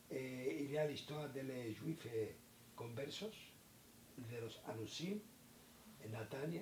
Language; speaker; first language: French; non-native, learner; Spanish